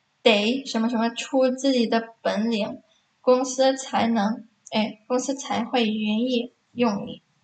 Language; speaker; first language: Chinese; non-native, fluent; Indonesian